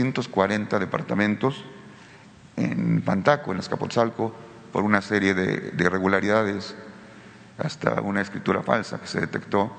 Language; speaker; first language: Spanish; native; Spanish